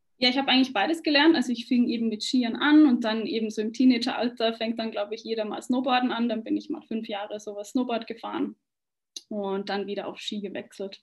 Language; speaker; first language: German; native; German